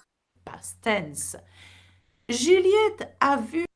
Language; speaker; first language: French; non-native, fluent; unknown